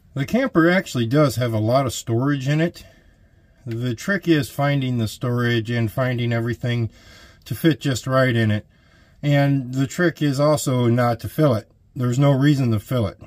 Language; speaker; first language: English; native; English